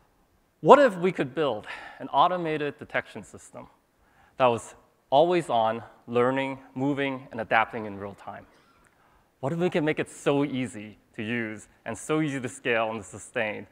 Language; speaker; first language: English; native; English